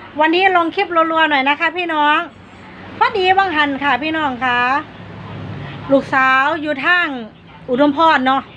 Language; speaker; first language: Thai; non-native, local second language; Northeastern Thai